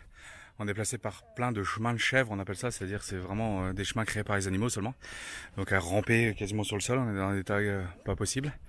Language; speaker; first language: French; native; French